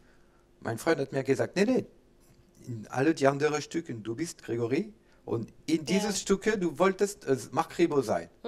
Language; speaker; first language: German; non-native, learner; French